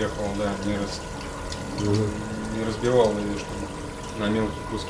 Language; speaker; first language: Russian; native; Russian